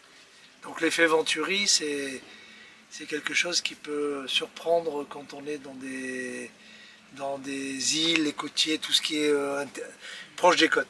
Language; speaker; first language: French; native; French